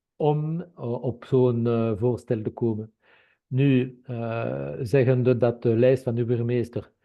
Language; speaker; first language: Dutch; non-native, local second language; French